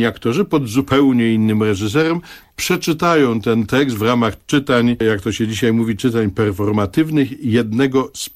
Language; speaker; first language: Polish; native; Polish